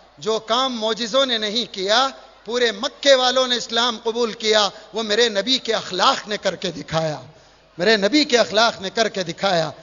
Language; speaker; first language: Urdu; native; Urdu